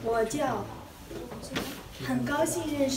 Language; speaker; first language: Chinese; non-native, learner; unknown